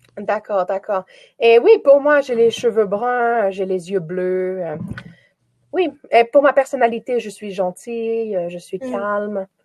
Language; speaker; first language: French; native; French